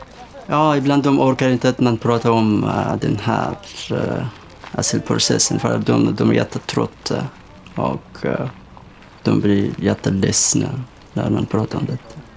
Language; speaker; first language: Swedish; non-native, learner; Persian